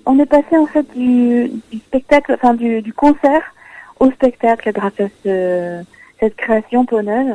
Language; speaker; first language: French; native; French